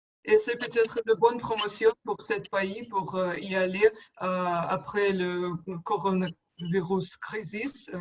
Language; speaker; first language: French; non-native, learner; Russian